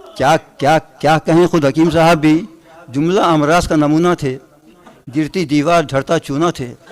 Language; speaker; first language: Urdu; native; Urdu